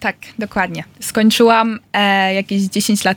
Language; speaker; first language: Polish; early bilingual, heritage; Polish